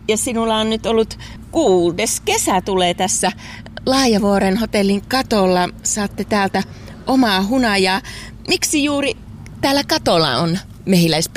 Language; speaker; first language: Finnish; native; Finnish